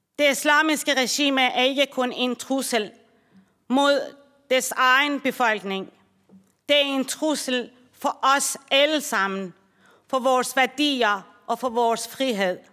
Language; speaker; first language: Danish; non-native, fluent; Persian